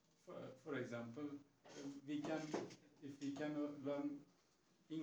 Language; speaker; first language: English; non-native, learner; Turkish